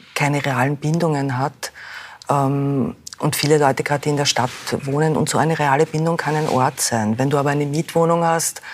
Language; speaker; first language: German; native; German